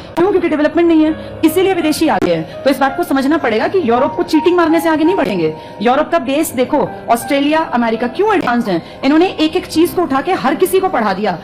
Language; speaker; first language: Hindi; native; Hindi